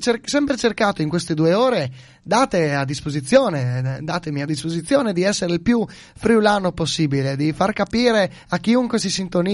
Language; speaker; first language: Italian; non-native, local second language; Friulian